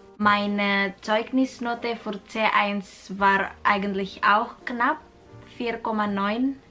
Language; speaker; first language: German; non-native, fluent; Indonesian